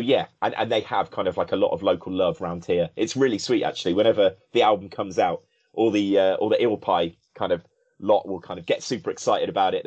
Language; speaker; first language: English; native; English